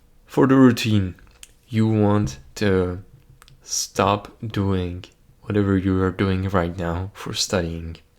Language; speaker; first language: English; non-native, fluent; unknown